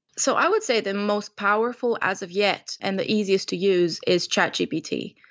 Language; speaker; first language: English; non-native, fluent; Romanian